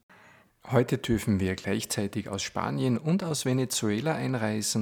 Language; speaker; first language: German; native; German